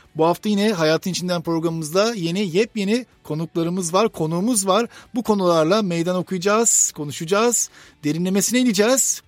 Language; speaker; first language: Turkish; native; Turkish